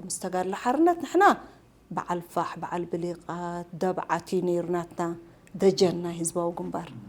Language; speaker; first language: Tigrinya; non-native, local second language; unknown